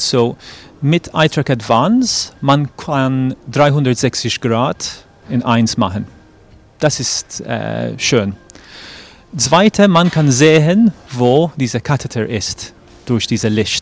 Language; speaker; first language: German; non-native, fluent; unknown